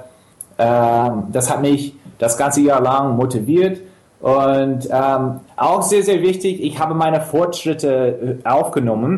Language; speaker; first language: German; non-native, fluent; English